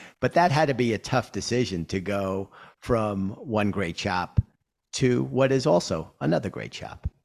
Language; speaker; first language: English; native; English